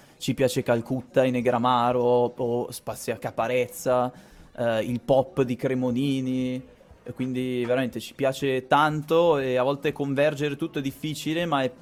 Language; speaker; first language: Italian; native; Italian